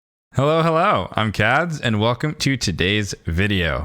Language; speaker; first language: English; native; English